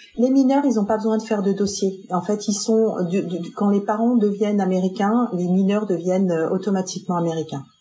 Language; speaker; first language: French; native; French